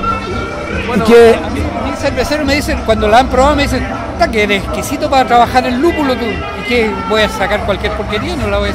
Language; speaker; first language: Spanish; native; Spanish